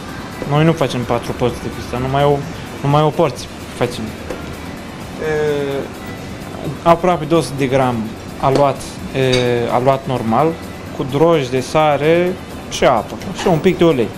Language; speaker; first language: Romanian; non-native, learner; Turkish